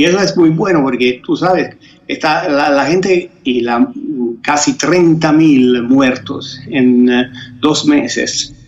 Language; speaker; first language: Spanish; non-native, fluent; Italian